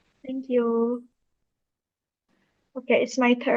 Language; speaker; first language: English; non-native, learner; Indonesian